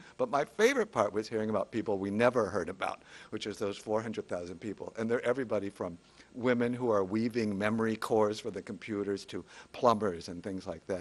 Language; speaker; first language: English; native; English